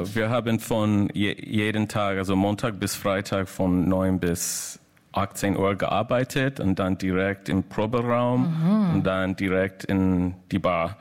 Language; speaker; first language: German; non-native, learner; English